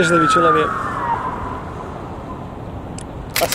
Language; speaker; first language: Russian; non-native, fluent; English